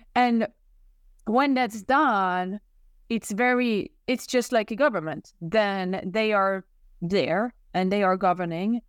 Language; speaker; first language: English; non-native, fluent; Swedish